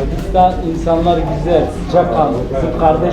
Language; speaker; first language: Turkish; non-native, learner; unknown